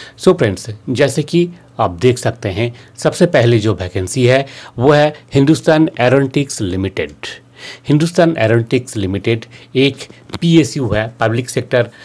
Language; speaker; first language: Hindi; native; Hindi